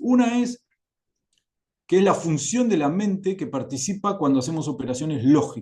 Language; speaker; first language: Spanish; native; Spanish